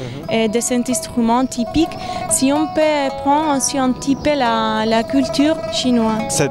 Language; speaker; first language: French; non-native, learner; Spanish